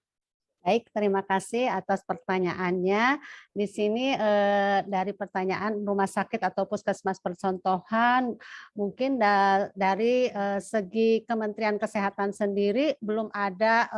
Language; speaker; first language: Indonesian; native; Indonesian